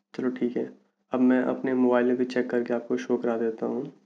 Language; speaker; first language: Hindi; native; Hindi